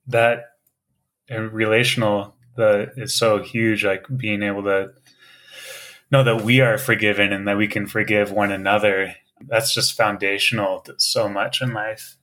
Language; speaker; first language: English; native; English